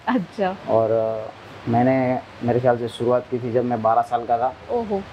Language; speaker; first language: Hindi; non-native, local second language; Kachhi